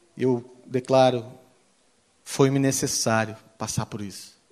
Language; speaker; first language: Portuguese; native; Portuguese